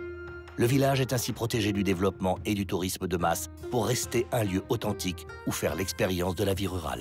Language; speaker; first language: French; native; French